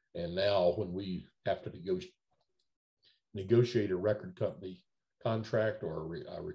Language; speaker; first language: English; native; English